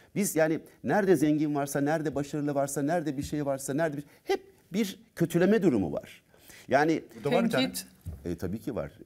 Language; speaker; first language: Turkish; native; Turkish